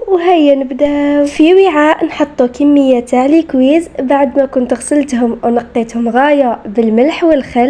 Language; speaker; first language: Arabic; native; Arabic